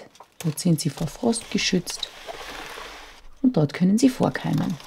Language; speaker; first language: German; native; German